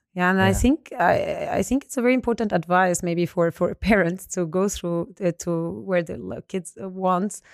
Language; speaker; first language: English; non-native, fluent; Arabic